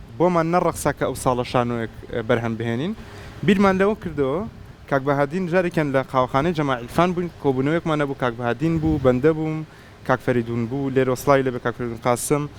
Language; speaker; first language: Central Kurdish; early bilingual, heritage; Central Kurdish